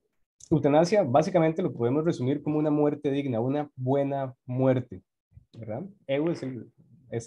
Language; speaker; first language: Spanish; native; Spanish